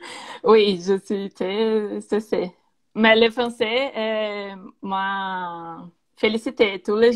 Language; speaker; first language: French; non-native, learner; Portuguese